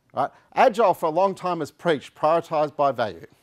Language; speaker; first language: English; native; English